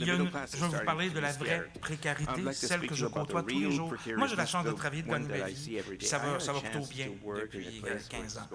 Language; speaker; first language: French; native; French